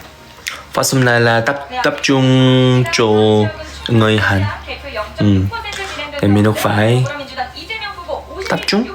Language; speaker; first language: Vietnamese; non-native, learner; Korean